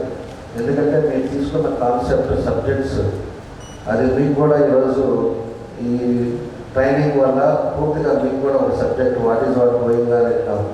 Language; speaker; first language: Telugu; native; Telugu